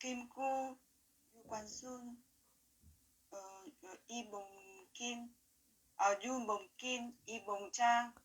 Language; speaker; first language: Korean; non-native, learner; Vietnamese